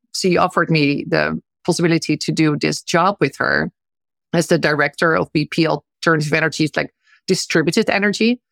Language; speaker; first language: English; non-native, fluent; Dutch